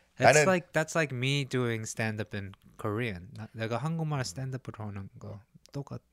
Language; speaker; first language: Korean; early bilingual, heritage; English